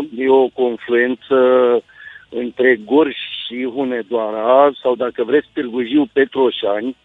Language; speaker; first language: Romanian; native; Romanian